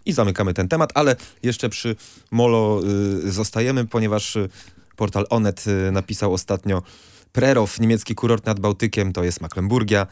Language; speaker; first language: Polish; native; Polish